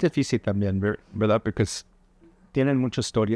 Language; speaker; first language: Spanish; early bilingual, heritage; English